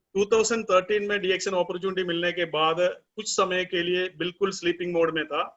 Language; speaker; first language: Hindi; non-native, local second language; Gujarati